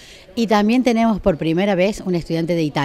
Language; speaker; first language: Spanish; native; Spanish